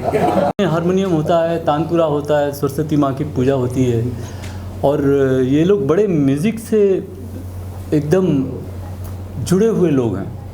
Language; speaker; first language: Hindi; native; Hindi